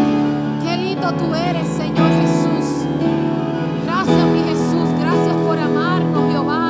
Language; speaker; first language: Spanish; native; Spanish